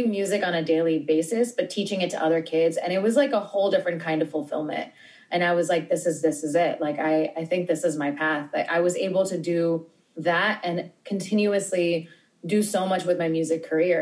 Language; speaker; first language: English; native; English